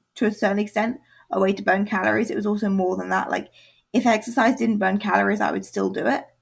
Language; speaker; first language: English; native; English